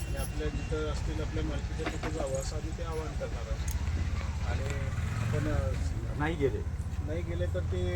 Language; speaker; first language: Marathi; native; Marathi